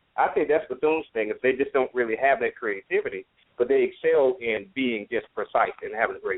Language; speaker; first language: English; native; English